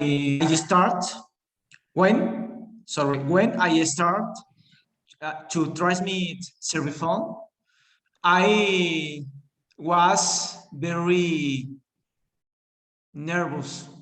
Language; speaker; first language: English; non-native, learner; Spanish